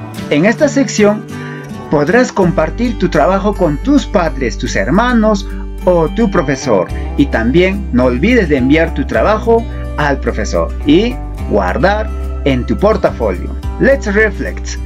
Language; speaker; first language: Spanish; native; Spanish